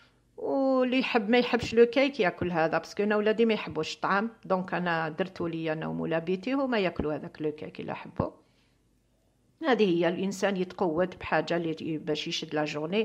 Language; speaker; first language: Arabic; native; Arabic